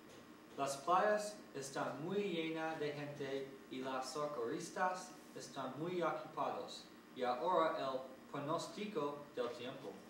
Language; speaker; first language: Spanish; non-native, learner; English